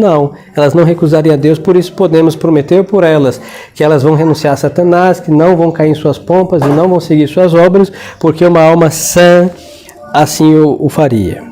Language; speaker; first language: Portuguese; non-native, fluent; Spanish